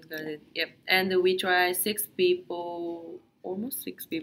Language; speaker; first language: English; non-native, learner; Japanese